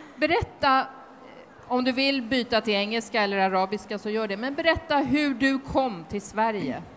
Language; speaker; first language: Swedish; native; Swedish